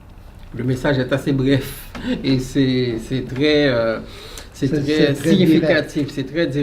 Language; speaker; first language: French; native; French